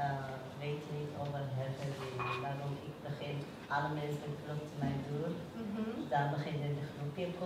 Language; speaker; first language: Dutch; non-native, learner; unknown